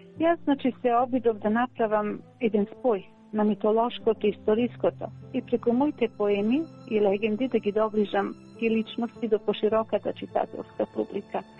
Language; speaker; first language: Macedonian; native; Macedonian